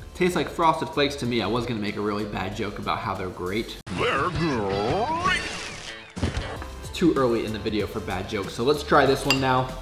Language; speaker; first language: English; native; English